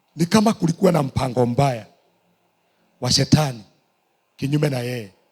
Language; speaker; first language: Swahili; non-native, local second language; Kikuyu